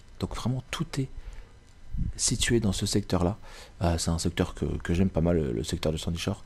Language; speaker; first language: French; native; French